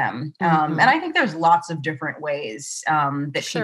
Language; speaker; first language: English; native; English